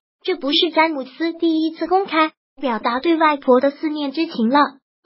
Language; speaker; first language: Chinese; native; Chinese